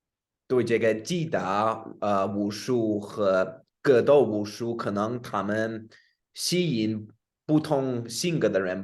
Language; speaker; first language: Chinese; non-native, fluent; English